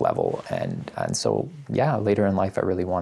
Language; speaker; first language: English; native; English